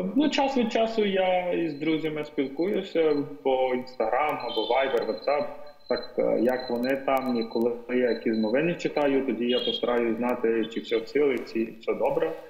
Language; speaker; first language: Ukrainian; non-native, fluent; Tamil